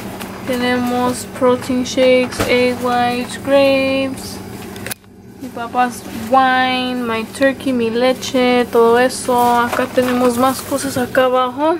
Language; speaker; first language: Spanish; early bilingual, other home language; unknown